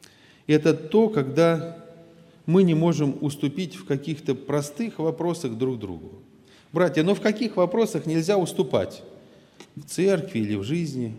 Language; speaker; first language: Russian; native; Russian